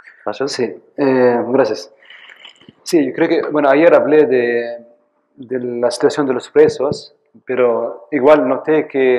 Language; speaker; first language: Spanish; non-native, fluent; Arabic